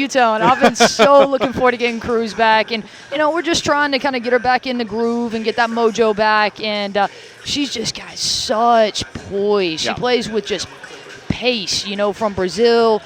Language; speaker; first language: English; native; English